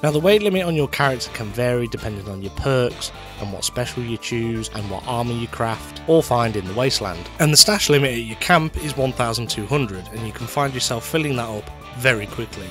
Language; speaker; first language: English; native; English